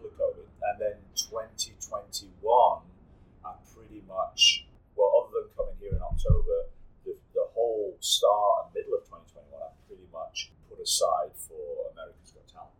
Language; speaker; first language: English; native; English